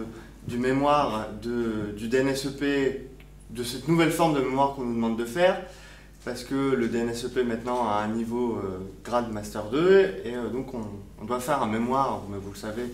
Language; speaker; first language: French; native; French